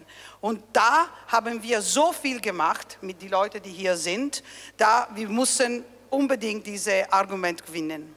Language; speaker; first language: German; non-native, fluent; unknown